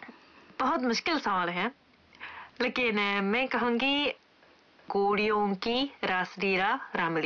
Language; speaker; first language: Hindi; non-native, fluent; Japanese